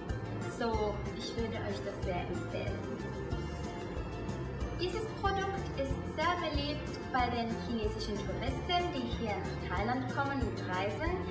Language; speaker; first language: German; non-native, fluent; Thai